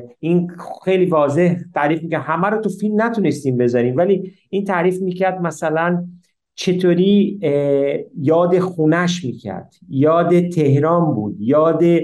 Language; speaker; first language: Persian; early bilingual, heritage; Persian